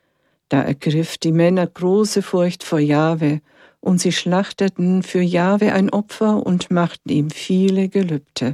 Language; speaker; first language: German; native; German